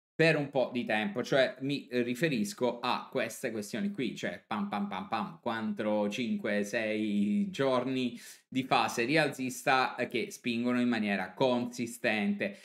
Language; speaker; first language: Italian; native; Italian